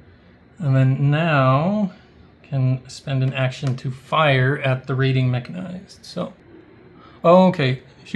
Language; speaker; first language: English; native; English